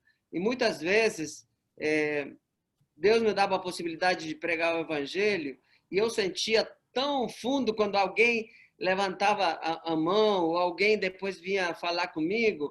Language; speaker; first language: Portuguese; non-native, fluent; Spanish